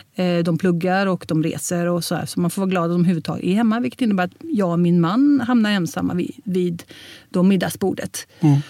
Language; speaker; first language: Swedish; early bilingual, heritage; Swedish